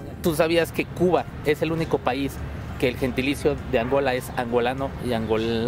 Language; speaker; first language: Spanish; native; Spanish